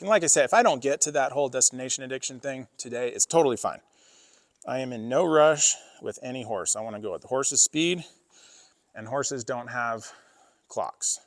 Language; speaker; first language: English; native; English